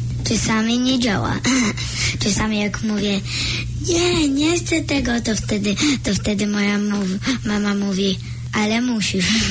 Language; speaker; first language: Polish; early bilingual, heritage; Polish